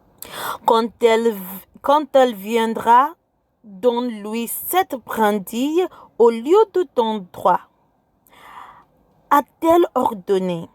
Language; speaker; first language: French; non-native, fluent; English